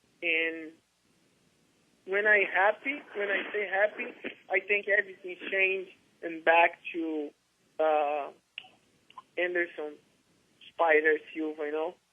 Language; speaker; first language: English; non-native, learner; Portuguese